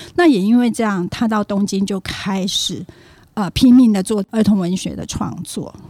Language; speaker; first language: Chinese; native; Chinese